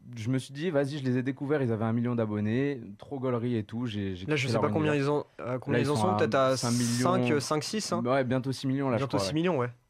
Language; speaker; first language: French; native; French